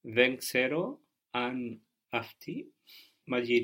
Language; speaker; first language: Greek; non-native, learner; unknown